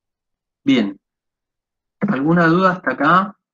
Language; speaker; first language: Spanish; native; Spanish